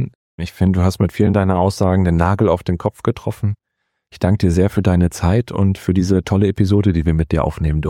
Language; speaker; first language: German; native; German